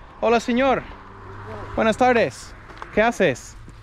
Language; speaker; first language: Spanish; non-native, fluent; English